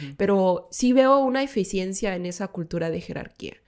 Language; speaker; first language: Spanish; non-native, fluent; Korean